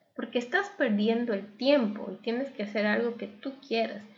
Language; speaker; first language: Spanish; native; Spanish